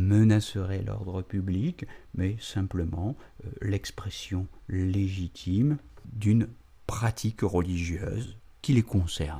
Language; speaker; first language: French; native; French